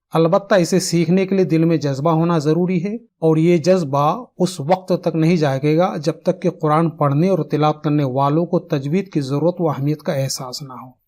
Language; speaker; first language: Urdu; native; Urdu